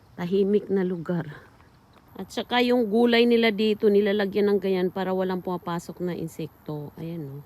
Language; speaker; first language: Filipino; non-native, local second language; Cebuano